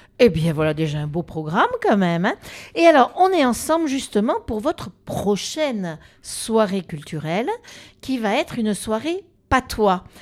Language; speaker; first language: French; native; French